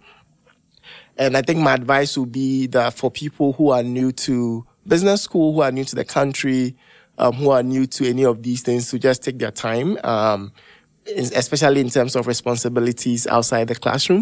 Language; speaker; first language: English; non-native, local second language; Akan